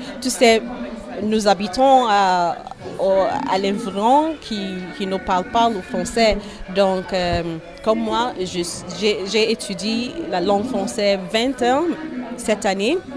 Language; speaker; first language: French; non-native, fluent; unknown